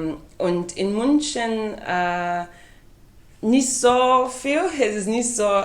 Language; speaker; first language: German; non-native, fluent; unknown